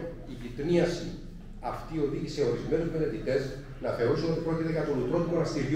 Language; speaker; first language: Greek; native; Greek